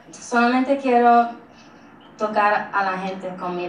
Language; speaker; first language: Spanish; early bilingual, heritage; English